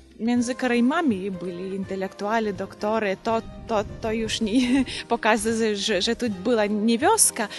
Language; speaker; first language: Polish; non-native, learner; Russian